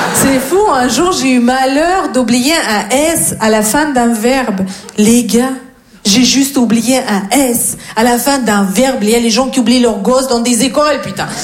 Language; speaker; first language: French; non-native, fluent; Russian